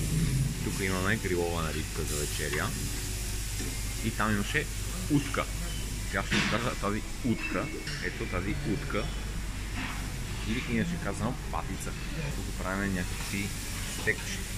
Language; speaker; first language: Bulgarian; native; Bulgarian